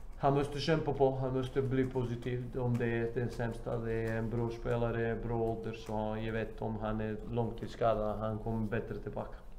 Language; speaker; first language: Swedish; non-native, fluent; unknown